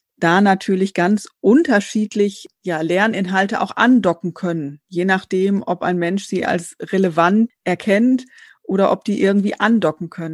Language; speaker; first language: German; native; German